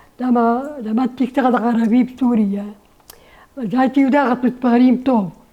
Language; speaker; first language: Hebrew; non-native, learner; Arabic